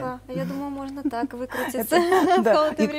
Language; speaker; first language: Russian; native; Russian